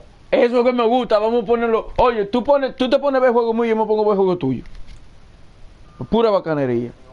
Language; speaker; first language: Spanish; early bilingual, heritage; Spanish